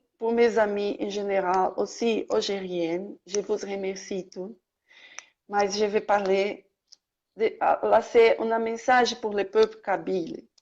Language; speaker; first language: French; non-native, learner; Portuguese